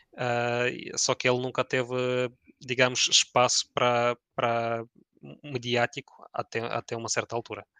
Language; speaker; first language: Portuguese; early bilingual, other home language; Ukrainian